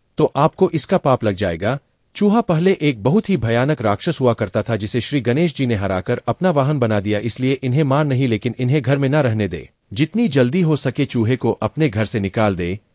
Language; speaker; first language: Hindi; non-native, local second language; Gujarati